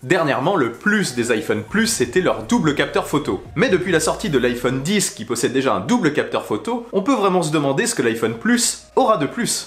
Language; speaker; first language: French; native; French